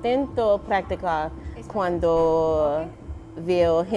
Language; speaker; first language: Spanish; non-native, learner; English